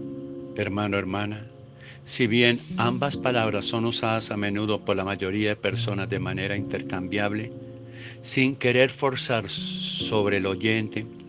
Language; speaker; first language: Spanish; native; Spanish